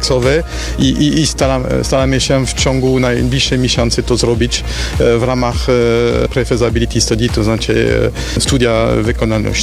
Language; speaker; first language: Polish; non-native, fluent; French